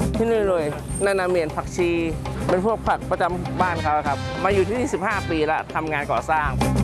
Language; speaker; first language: Thai; early bilingual, other home language; Chinese